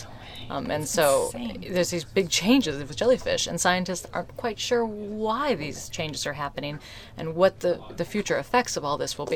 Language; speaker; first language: English; native; English